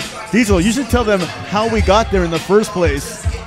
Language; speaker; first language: English; native; English